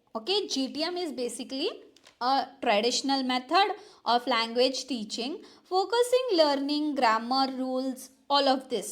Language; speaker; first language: English; non-native, local second language; Kannada